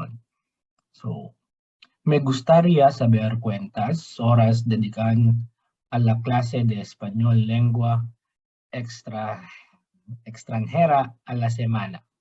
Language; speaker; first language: Spanish; non-native, learner; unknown